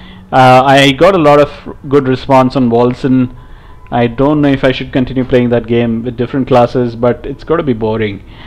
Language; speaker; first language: English; non-native, local second language; Hindi